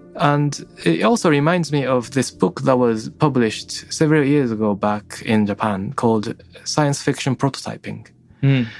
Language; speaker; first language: English; non-native, fluent; Japanese